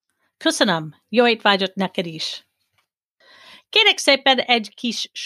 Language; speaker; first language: Hungarian; non-native, learner; English